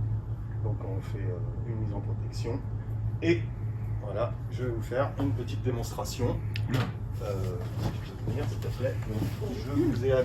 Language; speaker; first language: French; native; French